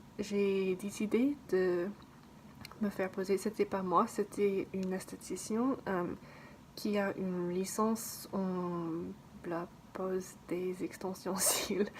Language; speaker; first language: French; non-native, learner; English